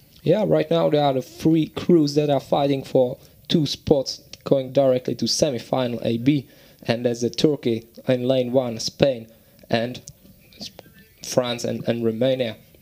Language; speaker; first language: English; non-native, fluent; Czech